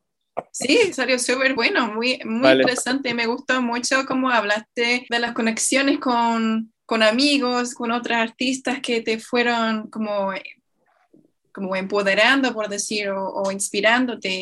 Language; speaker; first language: Spanish; non-native, fluent; English